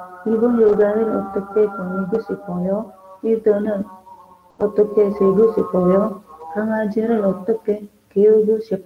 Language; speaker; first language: Korean; non-native, learner; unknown